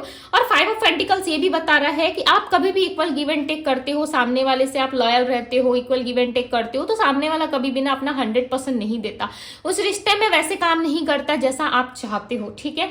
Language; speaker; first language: Hindi; native; Hindi